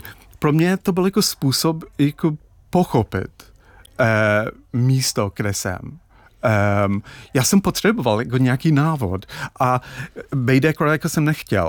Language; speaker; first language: Czech; non-native, fluent; English